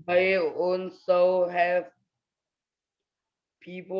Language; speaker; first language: English; non-native, learner; Vietnamese